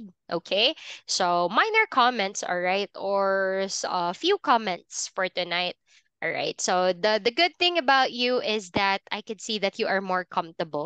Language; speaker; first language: English; non-native, fluent; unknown